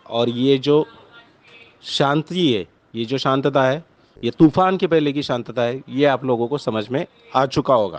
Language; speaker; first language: Hindi; non-native, local second language; Marathi